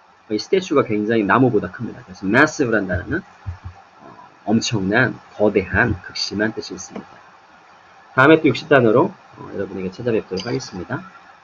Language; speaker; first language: Korean; native; Korean